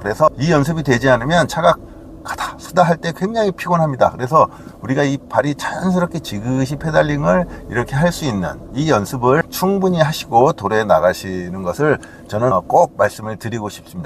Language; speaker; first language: Korean; native; Korean